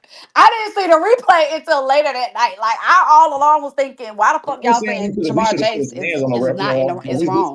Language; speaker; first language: English; native; English